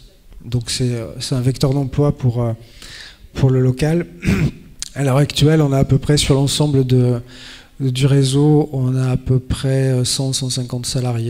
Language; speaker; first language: French; native; French